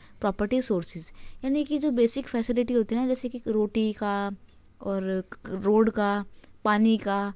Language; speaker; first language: Hindi; native; Hindi